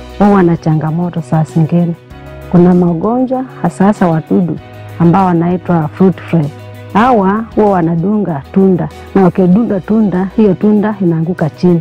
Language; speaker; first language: Swahili; non-native, local second language; Kamba